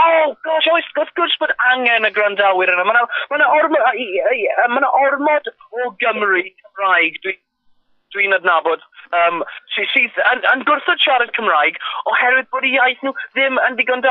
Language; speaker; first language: Welsh; non-native, local second language; English